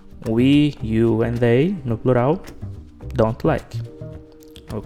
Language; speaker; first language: English; non-native, fluent; Portuguese